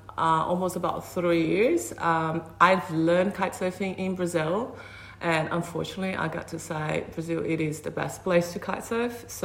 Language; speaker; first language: English; non-native, fluent; Portuguese